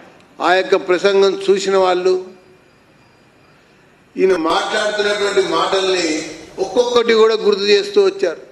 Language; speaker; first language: Telugu; native; Telugu